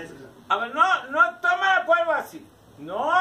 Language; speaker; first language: Spanish; non-native, learner; Hebrew